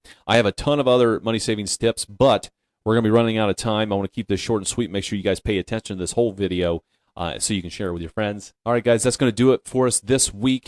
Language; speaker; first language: English; native; English